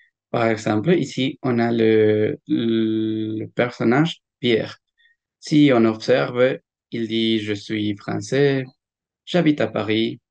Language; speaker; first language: French; non-native, fluent; Spanish